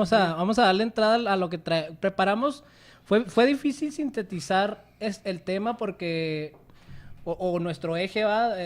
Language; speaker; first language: Spanish; native; Spanish